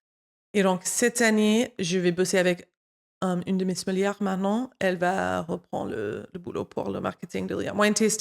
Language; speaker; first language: French; non-native, fluent; English